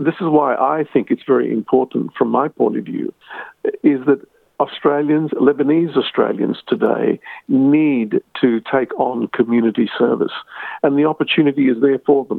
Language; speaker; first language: English; early bilingual, other home language; Arabic